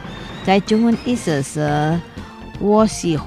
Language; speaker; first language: Chinese; non-native, fluent; Indonesian